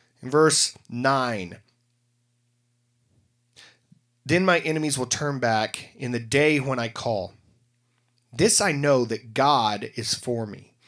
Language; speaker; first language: English; native; English